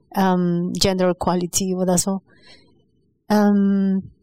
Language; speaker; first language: German; non-native, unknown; Spanish